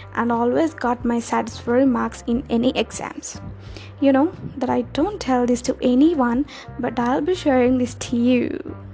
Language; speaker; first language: English; non-native, local second language; Telugu